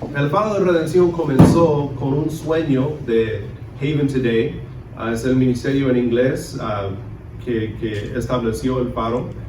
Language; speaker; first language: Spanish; early bilingual, other home language; English